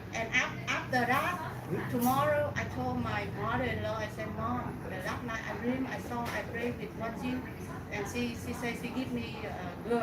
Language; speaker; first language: English; non-native, learner; Vietnamese